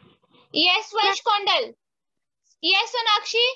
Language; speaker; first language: English; non-native, local second language; Hindi